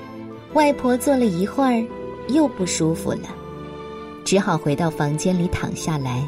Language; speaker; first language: Chinese; native; Chinese